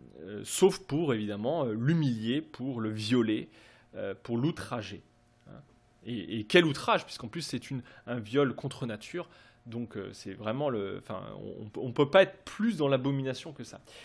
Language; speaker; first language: French; native; French